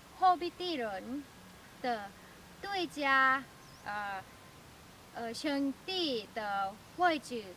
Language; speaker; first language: Chinese; non-native, learner; Thai